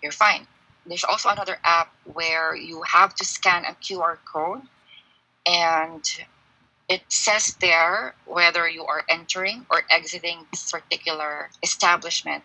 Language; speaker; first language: English; non-native, local second language; Filipino